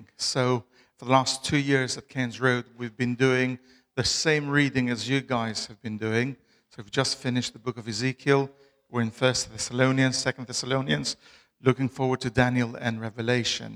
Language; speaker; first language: English; non-native, fluent; Albanian